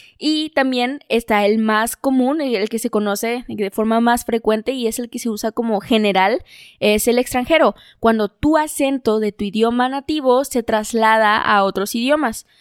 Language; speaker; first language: Spanish; native; Spanish